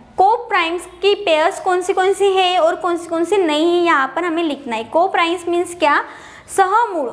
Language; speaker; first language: Hindi; non-native, local second language; Marathi